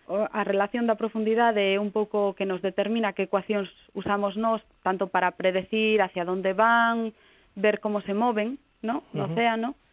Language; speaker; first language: Galician; non-native, local second language; Spanish